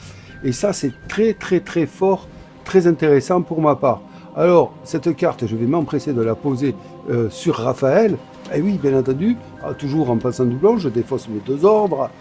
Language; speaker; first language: French; native; French